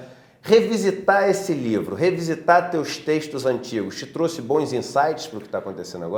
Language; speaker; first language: Portuguese; native; Portuguese